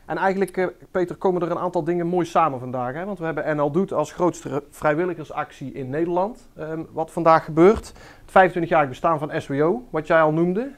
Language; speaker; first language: Dutch; native; Dutch